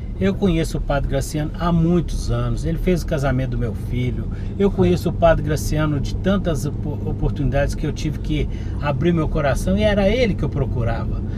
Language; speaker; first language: Portuguese; native; Portuguese